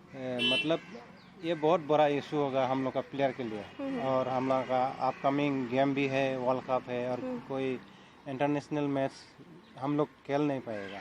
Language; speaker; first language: Hindi; non-native, local second language; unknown